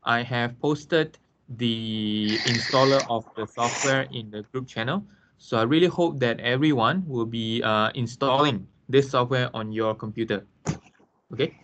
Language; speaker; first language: English; non-native, local second language; Malay